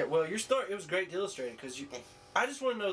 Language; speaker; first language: English; native; English